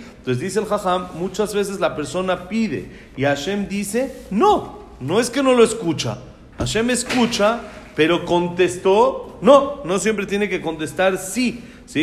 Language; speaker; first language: Spanish; native; Spanish